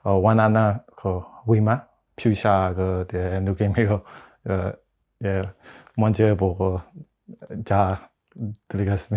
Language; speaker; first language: Korean; non-native, learner; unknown